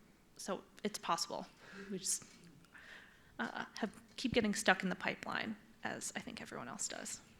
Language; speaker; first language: English; native; English